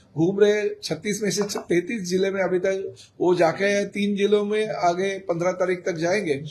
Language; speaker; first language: Hindi; non-native, local second language; Marathi